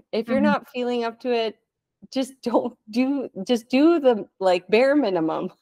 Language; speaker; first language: English; native; English